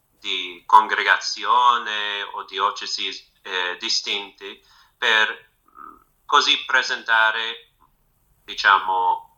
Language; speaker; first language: Italian; non-native, fluent; English